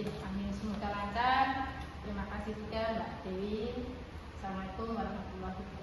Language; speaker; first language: Indonesian; non-native, local second language; Javanese